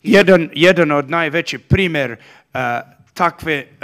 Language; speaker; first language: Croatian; early bilingual, heritage; Serbian